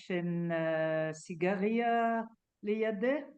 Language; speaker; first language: Hebrew; non-native, learner; French